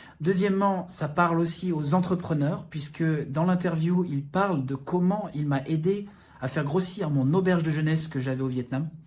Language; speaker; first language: French; native; French